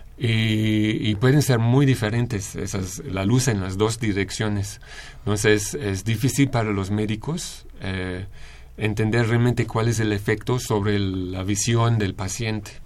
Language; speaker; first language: Spanish; non-native, fluent; English